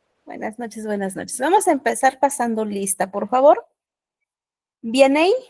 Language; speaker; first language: Spanish; native; Spanish